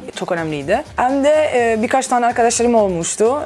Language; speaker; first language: Turkish; non-native, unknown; Italian